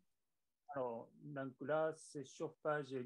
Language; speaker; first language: French; non-native, learner; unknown